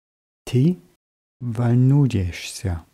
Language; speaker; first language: Russian; non-native, learner; German